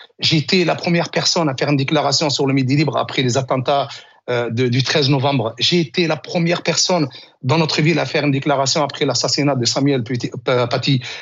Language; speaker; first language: French; non-native, local second language; Arabic